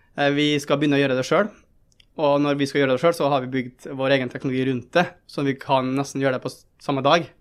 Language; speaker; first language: Norwegian; early bilingual, other home language; Tamil